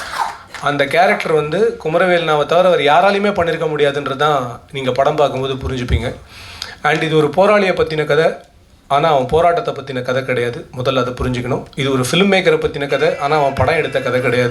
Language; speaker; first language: Tamil; native; Tamil